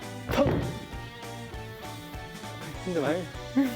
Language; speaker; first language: Chinese; native; Chinese